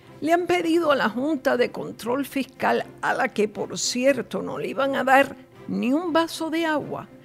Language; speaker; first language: Spanish; native; Spanish